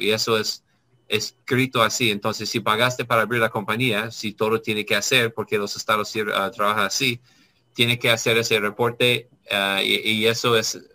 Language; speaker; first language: Spanish; non-native, learner; English